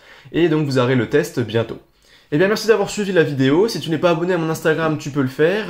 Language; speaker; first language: French; native; French